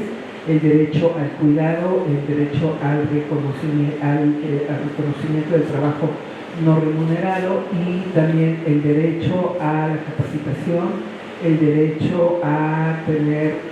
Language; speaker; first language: Spanish; native; Spanish